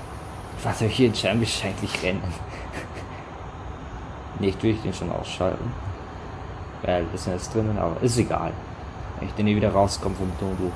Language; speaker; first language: German; native; German